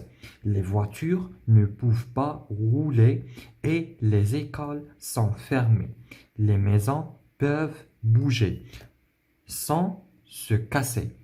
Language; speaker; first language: French; non-native, local second language; Arabic